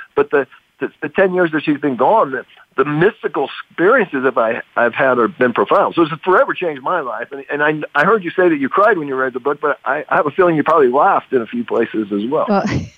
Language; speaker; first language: English; native; English